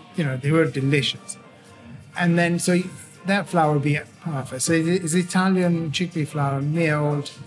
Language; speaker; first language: English; non-native, fluent; Italian